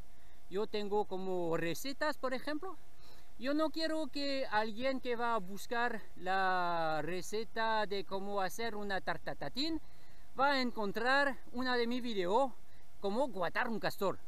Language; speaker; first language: Spanish; non-native, learner; French